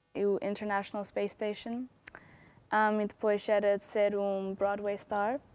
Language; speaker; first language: Portuguese; non-native, fluent; English